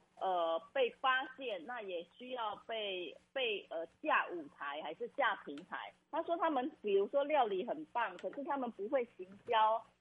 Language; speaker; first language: Chinese; non-native, fluent; Khmer